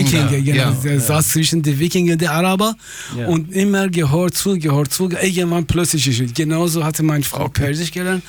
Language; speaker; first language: German; non-native, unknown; Persian